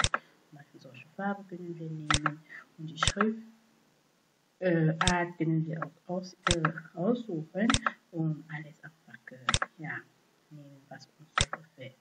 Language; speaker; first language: German; non-native, fluent; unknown